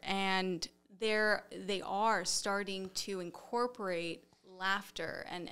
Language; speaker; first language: English; early bilingual, other home language; Spanish